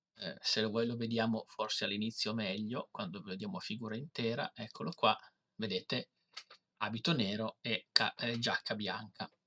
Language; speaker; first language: Italian; native; Italian